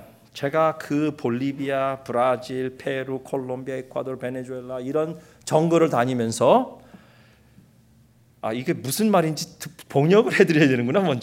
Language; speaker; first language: Korean; early bilingual, heritage; Korean